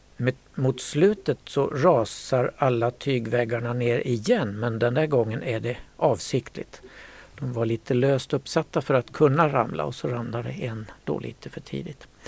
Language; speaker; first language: Swedish; native; Swedish